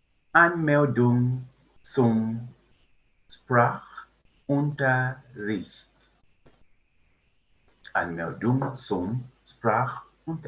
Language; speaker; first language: German; non-native, fluent; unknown